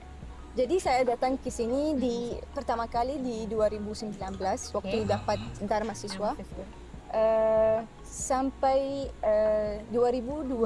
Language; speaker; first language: Indonesian; non-native, fluent; Arabic